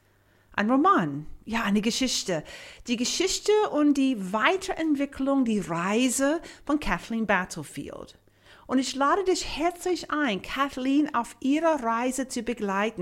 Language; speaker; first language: German; non-native, fluent; English